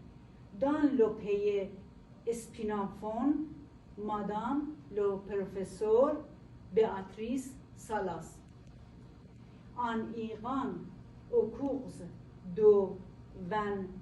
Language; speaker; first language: French; non-native, learner; Persian